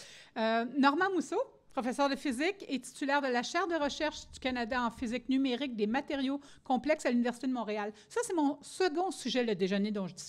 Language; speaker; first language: French; native; French